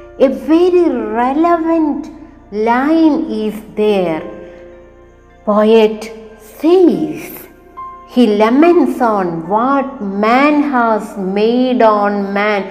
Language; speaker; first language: English; non-native, local second language; Malayalam